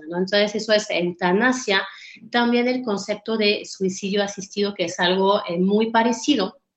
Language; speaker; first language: Spanish; non-native, fluent; French